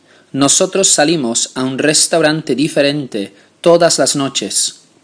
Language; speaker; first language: Spanish; non-native, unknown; English